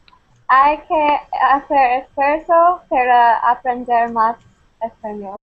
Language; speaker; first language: Spanish; non-native, learner; English